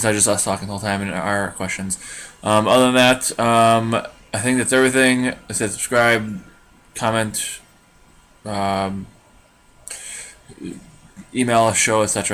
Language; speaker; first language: English; native; English